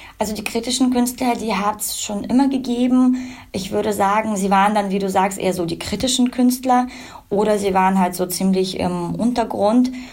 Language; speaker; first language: German; early bilingual, other home language; Russian